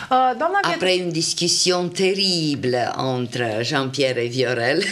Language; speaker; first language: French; non-native, fluent; Romanian